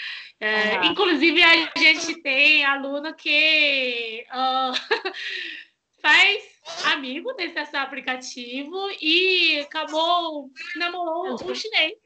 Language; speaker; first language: Portuguese; non-native, fluent; Chinese